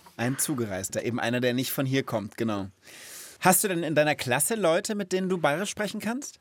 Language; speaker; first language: German; native; German